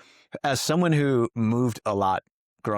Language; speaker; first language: English; native; English